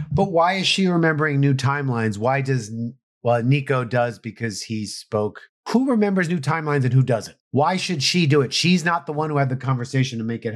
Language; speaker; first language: English; native; English